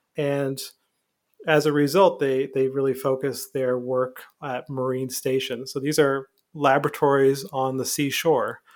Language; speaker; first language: English; native; English